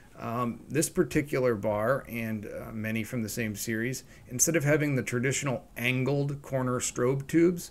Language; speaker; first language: English; native; English